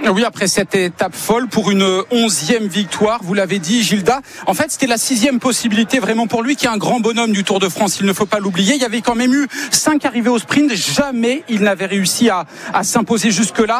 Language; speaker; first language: French; native; French